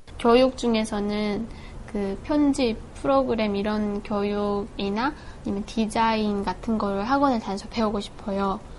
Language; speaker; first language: Korean; native; Korean